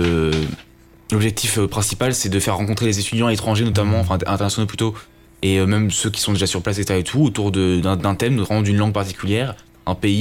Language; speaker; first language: French; native; French